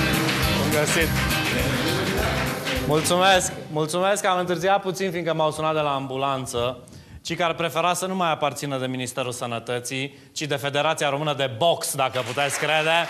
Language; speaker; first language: Romanian; native; Romanian